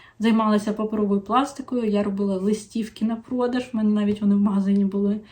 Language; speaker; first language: Ukrainian; non-native, local second language; Russian